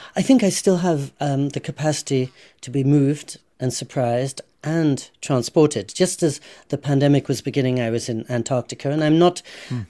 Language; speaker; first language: English; native; English